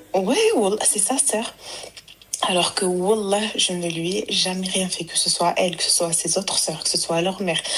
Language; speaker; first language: French; early bilingual, other home language; Arabic